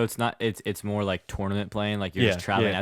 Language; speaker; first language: English; native; English